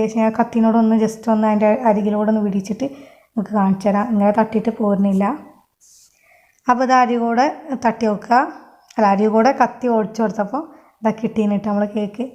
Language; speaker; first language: Malayalam; native; Malayalam